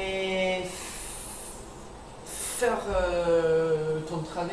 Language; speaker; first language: French; non-native, learner; English